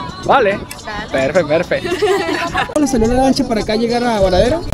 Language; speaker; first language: Spanish; native; Spanish